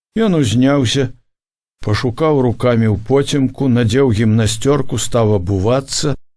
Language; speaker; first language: Belarusian; native; Belarusian